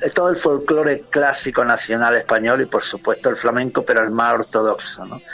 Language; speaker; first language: Spanish; native; Spanish